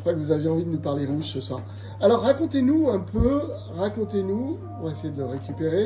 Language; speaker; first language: French; native; French